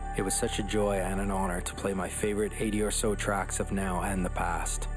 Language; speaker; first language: English; native; English